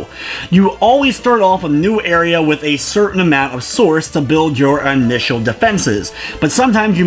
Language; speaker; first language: English; native; English